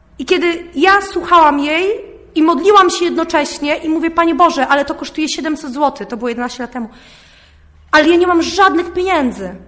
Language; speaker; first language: Polish; early bilingual, heritage; Polish